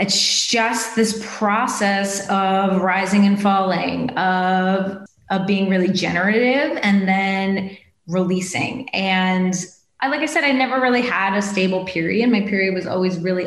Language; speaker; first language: English; native; English